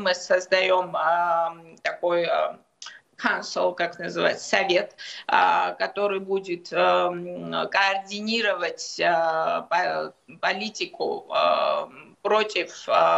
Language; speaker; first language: Russian; non-native, local second language; Georgian